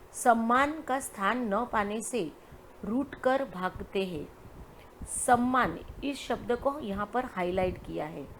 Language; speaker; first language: Hindi; non-native, local second language; Gujarati